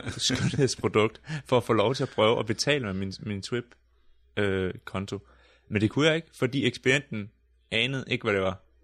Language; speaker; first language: Danish; native; Danish